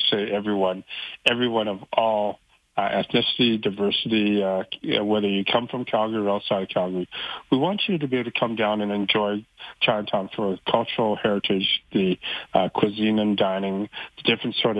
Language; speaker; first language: English; native; English